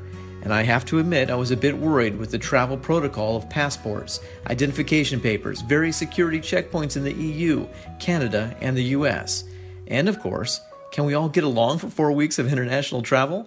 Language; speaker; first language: English; native; English